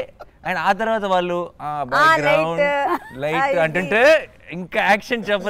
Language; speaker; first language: Telugu; native; Telugu